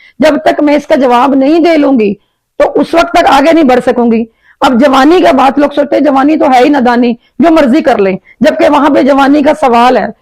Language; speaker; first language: Urdu; native; Urdu